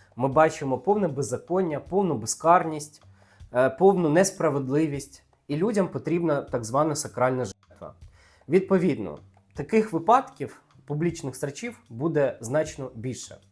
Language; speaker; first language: Ukrainian; native; Ukrainian